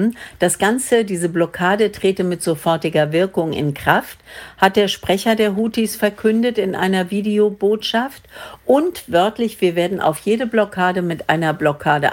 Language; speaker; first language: German; native; German